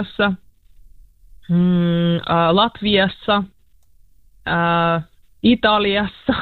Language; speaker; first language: Finnish; non-native, learner; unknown